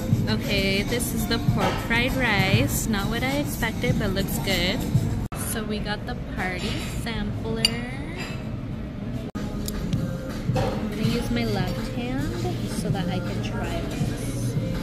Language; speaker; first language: English; native; English